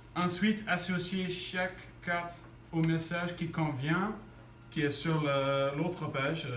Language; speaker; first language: French; non-native, fluent; English